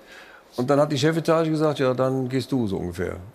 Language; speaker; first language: German; native; German